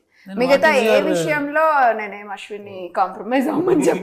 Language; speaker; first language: Telugu; native; Telugu